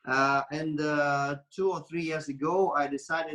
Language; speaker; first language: English; non-native, learner; Russian